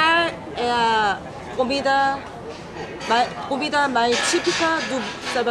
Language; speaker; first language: Portuguese; non-native, learner; Korean